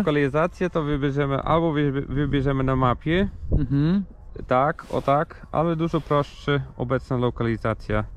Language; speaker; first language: Polish; non-native, learner; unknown